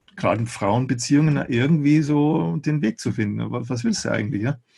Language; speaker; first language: German; native; German